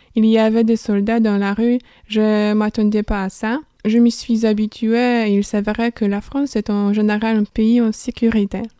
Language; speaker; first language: French; non-native, learner; Polish